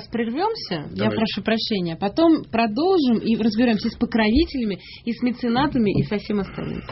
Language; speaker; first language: Russian; native; Russian